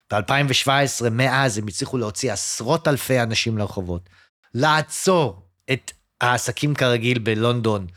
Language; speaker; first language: Hebrew; early bilingual, other home language; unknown